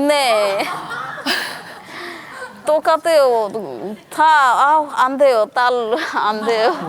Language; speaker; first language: Korean; non-native, local second language; Bangla